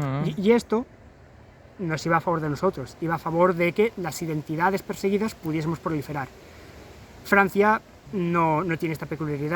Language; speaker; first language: Spanish; native; Spanish